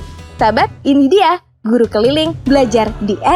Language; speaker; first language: Indonesian; native; Indonesian